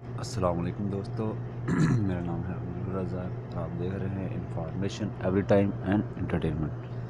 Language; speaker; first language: Urdu; native; Urdu